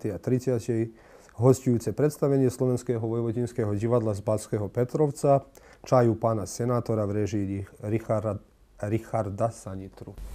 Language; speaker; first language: Slovak; native; Slovak